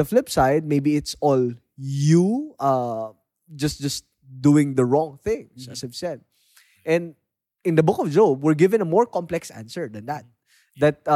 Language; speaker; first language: English; non-native, local second language; Filipino